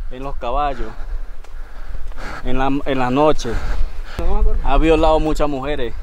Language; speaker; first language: Spanish; native; Spanish